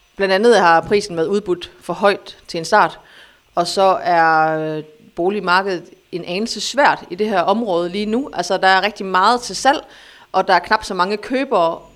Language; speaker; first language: Danish; native; Danish